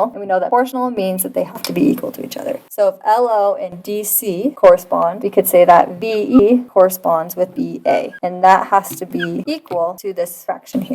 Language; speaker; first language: English; native; English